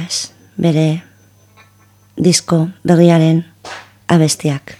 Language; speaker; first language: Basque; non-native, local second language; Spanish